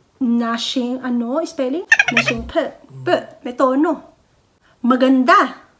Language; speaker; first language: Filipino; native; Filipino